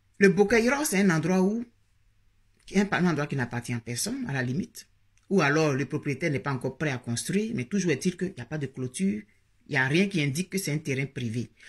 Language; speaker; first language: French; native; French